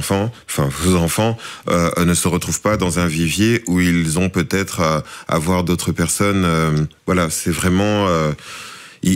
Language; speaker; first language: French; native; French